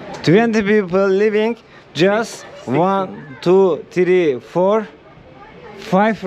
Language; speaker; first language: English; non-native, learner; Turkish